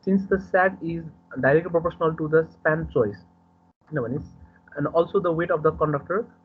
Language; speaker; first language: English; non-native, local second language; Nepali